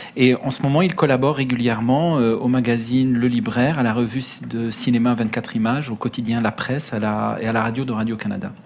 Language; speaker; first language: French; early bilingual, other home language; Arabic